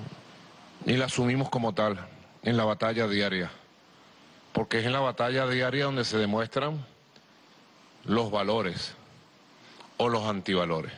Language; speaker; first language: Spanish; native; Spanish